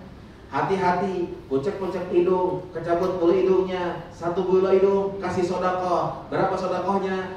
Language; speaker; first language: Indonesian; native; Indonesian